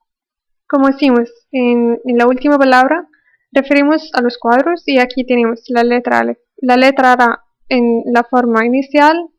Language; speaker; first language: Spanish; non-native, fluent; Arabic